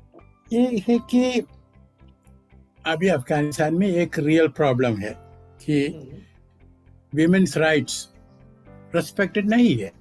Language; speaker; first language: Hindi; non-native, fluent; Malayalam